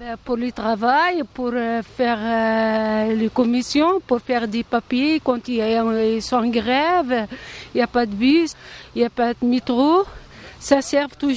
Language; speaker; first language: French; non-native, learner; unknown